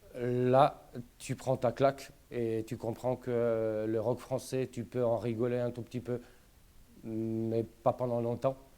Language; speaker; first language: French; non-native, fluent; Romanian